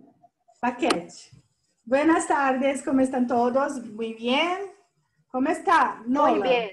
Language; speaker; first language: Spanish; non-native, fluent; Portuguese